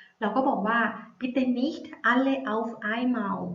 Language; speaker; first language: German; non-native, learner; Thai